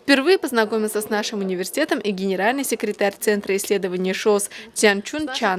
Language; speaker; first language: Russian; native; Russian